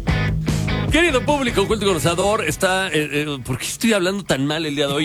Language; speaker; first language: Spanish; native; Spanish